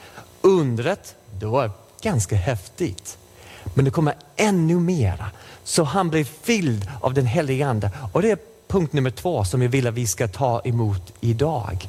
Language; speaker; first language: Swedish; non-native, fluent; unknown